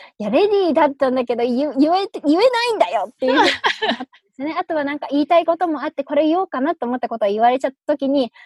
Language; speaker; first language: Japanese; native; Japanese